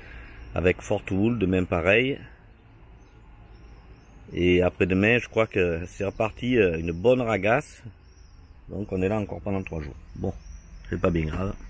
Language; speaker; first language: French; native; French